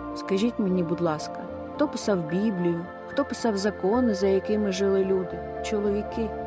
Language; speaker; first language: Ukrainian; native; Ukrainian